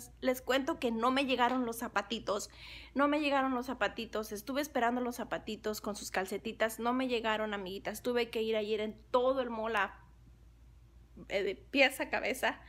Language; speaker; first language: Spanish; native; Spanish